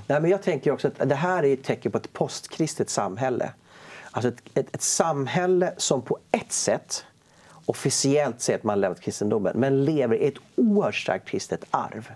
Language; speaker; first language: Swedish; native; Swedish